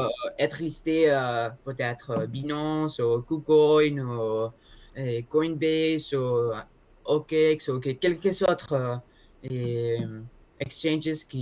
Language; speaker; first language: French; non-native, learner; Spanish